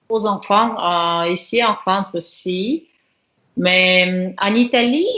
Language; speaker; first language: French; non-native, learner; Russian